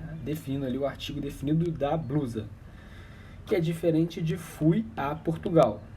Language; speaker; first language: Portuguese; native; Portuguese